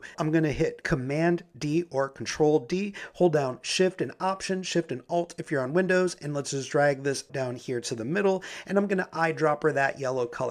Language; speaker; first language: English; native; English